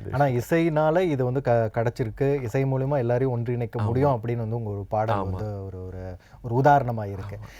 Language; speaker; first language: Tamil; native; Tamil